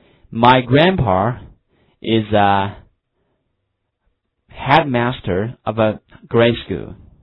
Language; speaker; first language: English; non-native, fluent; Chinese